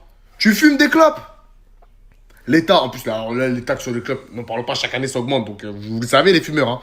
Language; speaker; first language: French; native; French